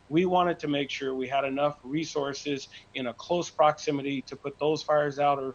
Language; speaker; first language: English; native; English